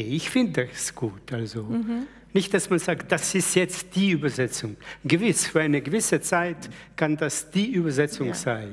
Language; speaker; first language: German; early bilingual, other home language; Slovenian